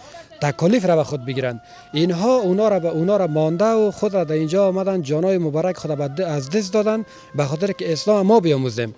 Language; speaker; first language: Persian; native; Persian